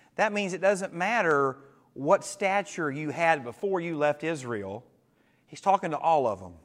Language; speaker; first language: English; native; English